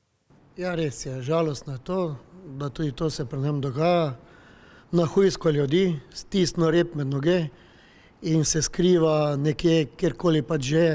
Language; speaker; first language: Slovenian; native; Slovenian